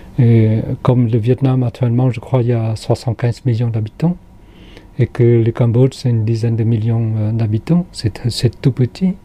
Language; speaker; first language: French; non-native, fluent; Khmer